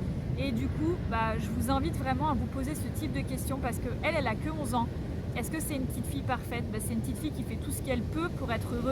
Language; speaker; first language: French; native; French